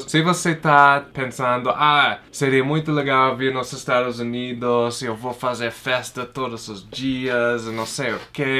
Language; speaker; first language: Portuguese; non-native, fluent; English